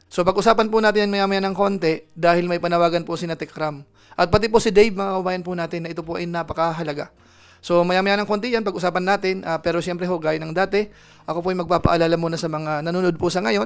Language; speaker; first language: Filipino; native; Filipino